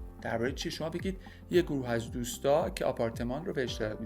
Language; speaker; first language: Persian; native; Persian